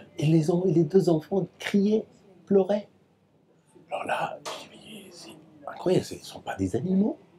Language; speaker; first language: French; non-native, fluent; Persian